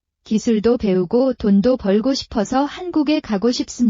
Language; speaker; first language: Korean; non-native, learner; Nepali